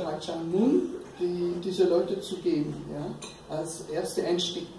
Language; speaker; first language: German; non-native, fluent; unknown